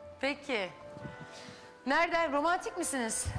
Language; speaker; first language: Turkish; native; Turkish